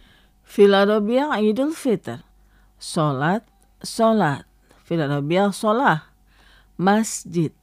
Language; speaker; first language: Arabic; non-native, fluent; Indonesian